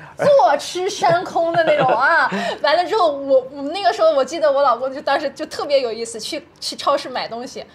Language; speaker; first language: Chinese; native; Chinese